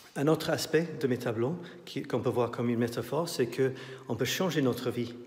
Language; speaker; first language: French; non-native, fluent; English